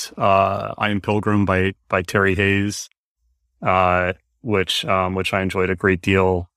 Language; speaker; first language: English; native; English